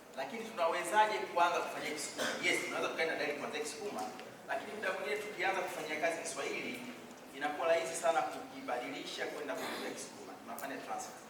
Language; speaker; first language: Swahili; native; Swahili